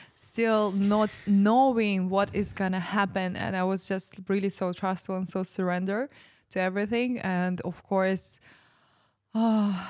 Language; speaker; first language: English; non-native, fluent; Ukrainian